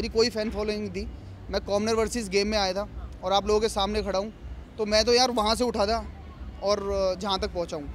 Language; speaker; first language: Hindi; native; Hindi